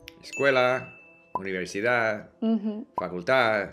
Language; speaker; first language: Spanish; non-native, fluent; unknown